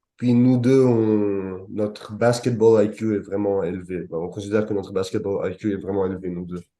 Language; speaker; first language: French; non-native, local second language; Arabic